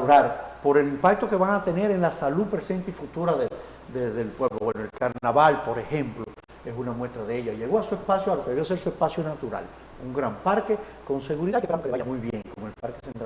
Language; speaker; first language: Spanish; native; Spanish